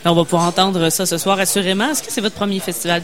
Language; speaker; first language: French; native; French